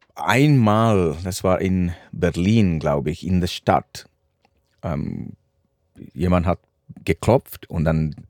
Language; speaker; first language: German; non-native, fluent; Sinhala